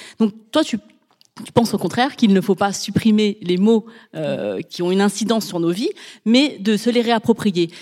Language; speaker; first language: French; native; French